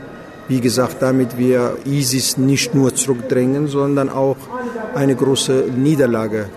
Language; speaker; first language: German; non-native, fluent; Kurdish